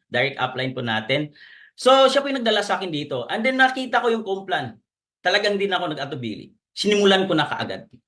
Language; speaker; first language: Filipino; non-native, local second language; Cebuano